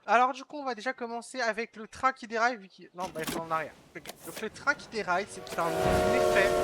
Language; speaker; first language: French; native; French